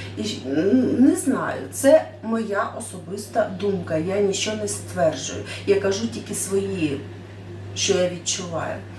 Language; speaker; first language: Ukrainian; non-native, local second language; Russian